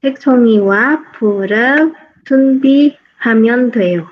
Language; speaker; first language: Korean; non-native, learner; Indonesian